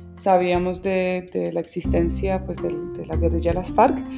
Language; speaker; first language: Spanish; early bilingual, other home language; English